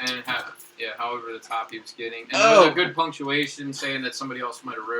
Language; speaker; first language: English; native; English